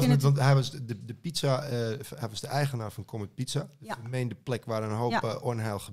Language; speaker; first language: Dutch; native; Dutch